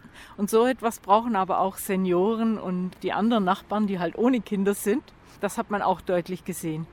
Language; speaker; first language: German; native; German